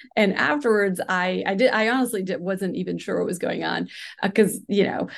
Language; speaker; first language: English; non-native, local second language; Hindi